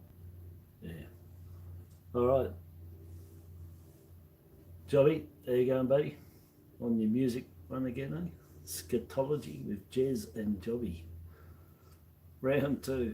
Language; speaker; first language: English; native; English